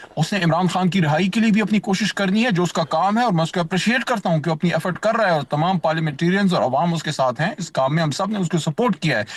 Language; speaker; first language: Urdu; non-native, local second language; Pashto